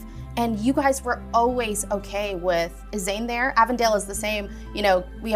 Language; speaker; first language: English; native; English